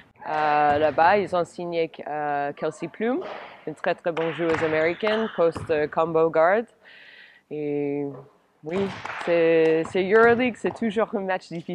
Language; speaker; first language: French; non-native, learner; English